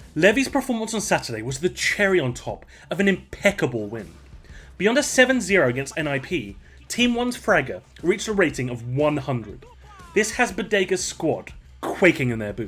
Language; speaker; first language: English; native; English